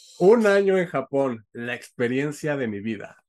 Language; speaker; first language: Spanish; native; Spanish